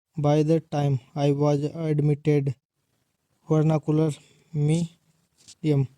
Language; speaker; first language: Hindi; native; Hindi